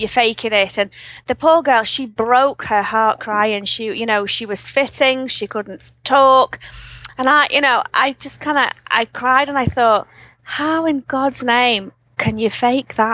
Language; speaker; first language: English; native; English